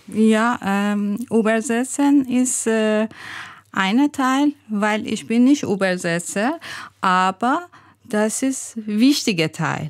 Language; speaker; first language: German; non-native, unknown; Persian